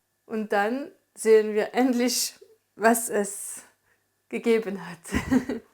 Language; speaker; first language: German; non-native, fluent; French